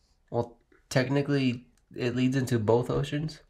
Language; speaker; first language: English; native; English